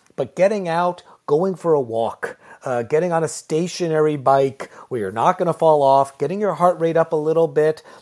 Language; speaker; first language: English; native; English